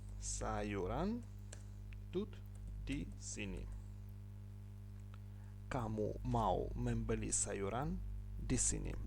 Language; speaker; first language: Indonesian; non-native, learner; Ukrainian